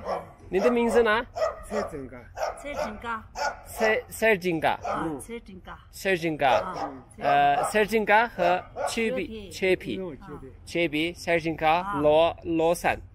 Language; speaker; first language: Chinese; non-native, learner; Turkish